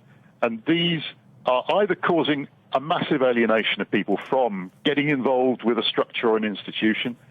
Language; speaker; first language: English; native; English